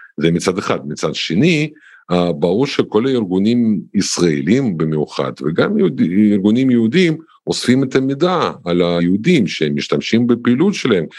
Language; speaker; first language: Hebrew; non-native, fluent; Russian